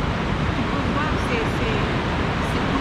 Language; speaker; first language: French; non-native, fluent; Vietnamese